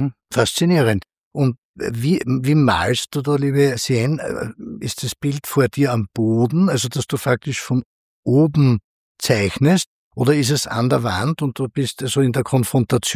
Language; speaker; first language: German; native; German